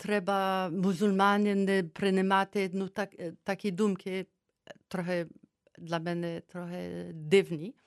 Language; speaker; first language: Ukrainian; early bilingual, heritage; Ukrainian